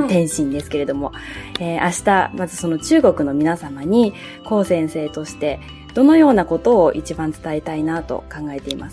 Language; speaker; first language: Japanese; native; Japanese